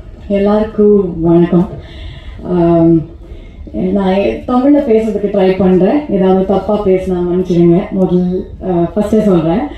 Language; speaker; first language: Tamil; non-native, learner; Kannada